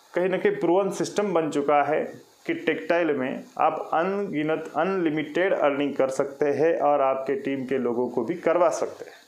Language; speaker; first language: Hindi; non-native, local second language; Marathi